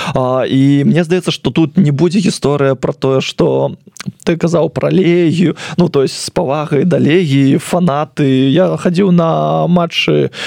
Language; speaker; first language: Belarusian; non-native, local second language; Russian